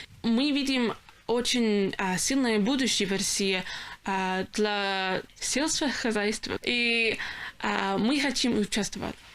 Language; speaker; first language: Russian; non-native, learner; English